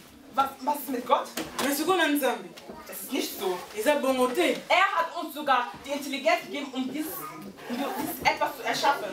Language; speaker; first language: German; early bilingual, heritage; German